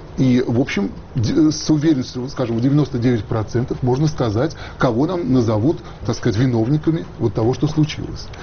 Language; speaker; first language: Russian; native; Russian